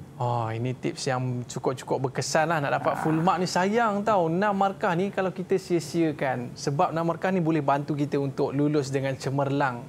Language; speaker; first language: Malay; native; Malay